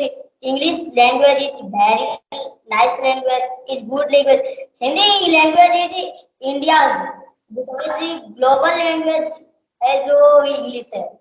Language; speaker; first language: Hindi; native; Hindi